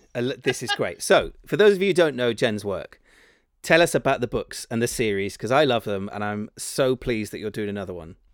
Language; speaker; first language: English; native; English